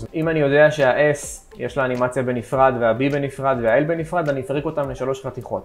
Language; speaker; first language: Hebrew; native; Hebrew